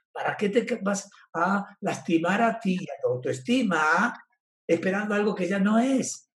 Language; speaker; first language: Spanish; native; Spanish